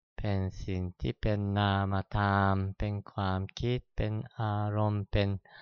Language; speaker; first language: Thai; non-native, fluent; Japanese